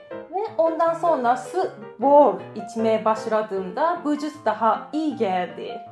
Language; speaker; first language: Turkish; non-native, fluent; Japanese